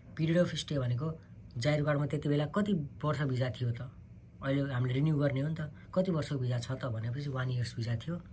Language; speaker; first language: Nepali; native; Nepali